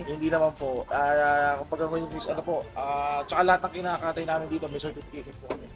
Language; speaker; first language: Filipino; native; Filipino